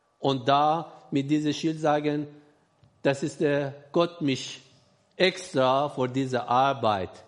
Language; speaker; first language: German; non-native, learner; Persian